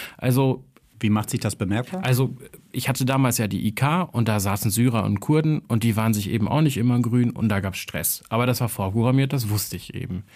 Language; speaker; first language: German; early bilingual, other home language; Albanian